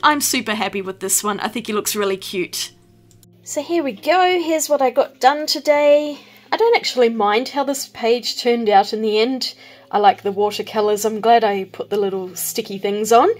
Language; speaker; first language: English; native; English